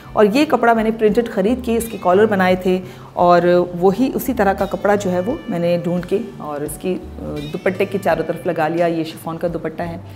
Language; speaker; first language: Urdu; native; Urdu